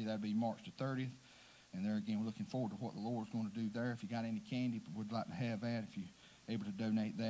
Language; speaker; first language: English; native; English